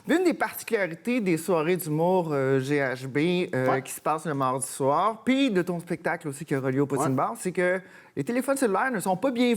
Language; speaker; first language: French; native; French